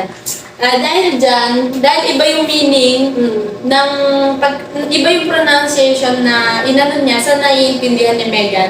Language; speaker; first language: Filipino; non-native, local second language; Pampanga